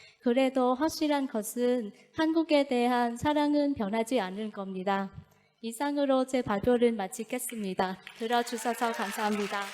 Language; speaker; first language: Korean; non-native, fluent; Vietnamese